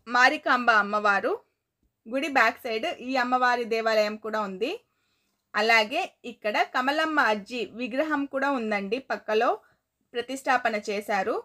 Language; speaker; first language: Telugu; non-native, local second language; Kannada